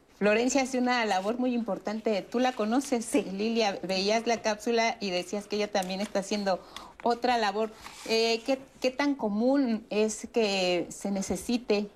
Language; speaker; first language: Spanish; native; Spanish